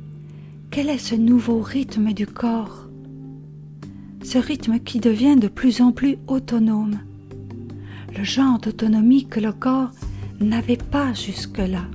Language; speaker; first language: French; native; French